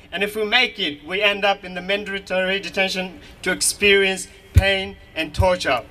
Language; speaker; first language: English; early bilingual, other home language; Hazaragi